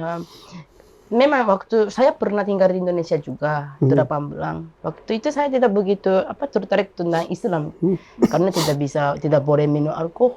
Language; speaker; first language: Indonesian; non-native, learner; Japanese